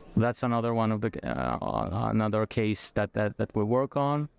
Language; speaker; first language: English; non-native, fluent; French